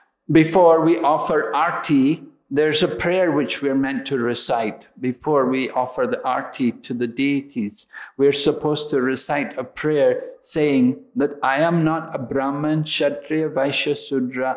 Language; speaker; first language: English; native; English